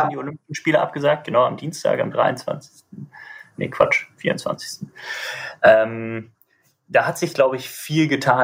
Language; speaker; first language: German; native; German